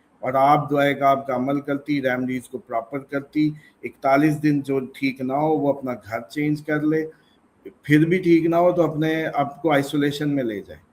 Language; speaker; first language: Urdu; native; Urdu